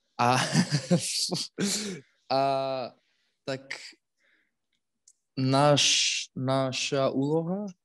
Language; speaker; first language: Czech; non-native, learner; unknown